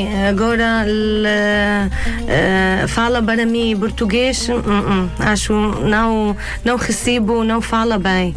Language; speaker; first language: Portuguese; non-native, learner; Arabic